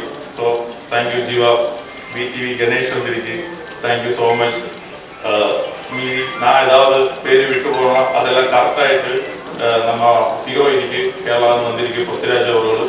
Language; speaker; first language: Tamil; non-native, learner; Malayalam